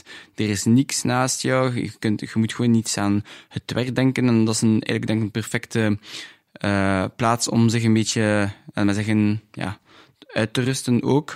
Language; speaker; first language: Dutch; non-native, local second language; French